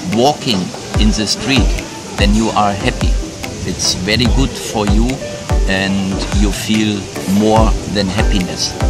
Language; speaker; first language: English; non-native, fluent; German